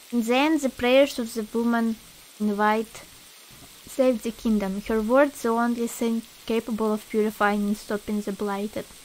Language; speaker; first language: English; non-native, fluent; Russian